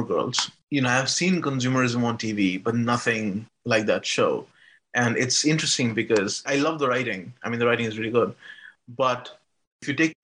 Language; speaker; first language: English; non-native, local second language; Bangla